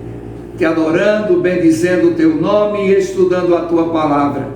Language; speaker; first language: Portuguese; native; Portuguese